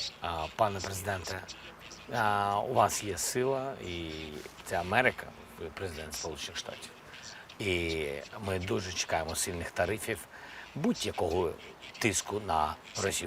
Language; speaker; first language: Ukrainian; non-native, local second language; Russian